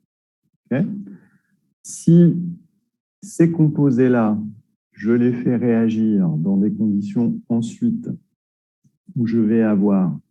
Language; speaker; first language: French; native; French